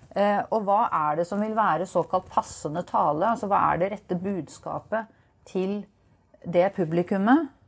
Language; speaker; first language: Norwegian; native; Norwegian